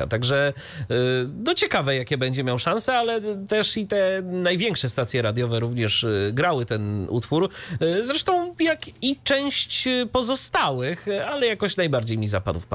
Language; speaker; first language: Polish; native; Polish